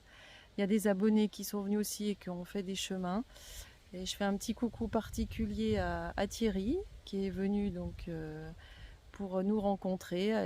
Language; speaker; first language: French; native; French